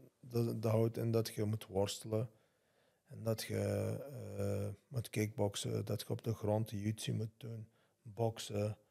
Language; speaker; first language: Dutch; non-native, local second language; Turkish